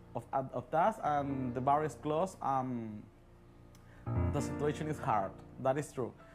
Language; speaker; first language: English; non-native, learner; Spanish